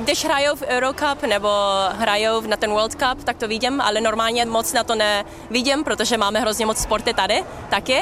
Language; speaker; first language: Czech; early bilingual, heritage; Czech